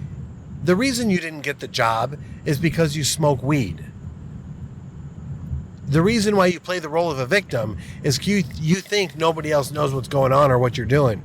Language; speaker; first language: English; native; English